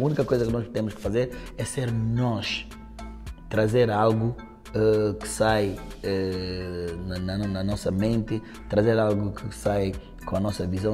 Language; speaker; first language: Portuguese; non-native, local second language; Upper Guinea Crioulo